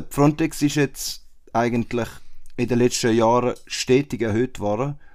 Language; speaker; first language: German; native; German